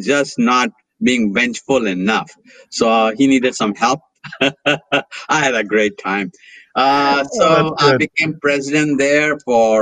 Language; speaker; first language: English; non-native, local second language; Hindi